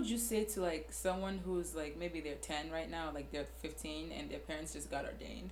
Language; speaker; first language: English; non-native, local second language; Yoruba